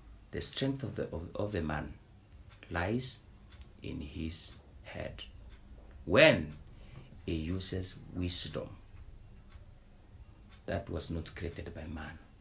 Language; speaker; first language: English; non-native, local second language; Swahili